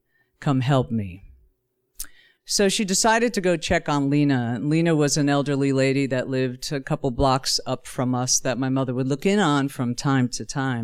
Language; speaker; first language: English; native; English